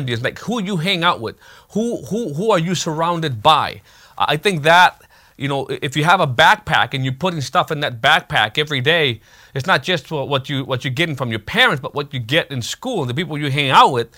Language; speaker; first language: English; early bilingual, other home language; Spanish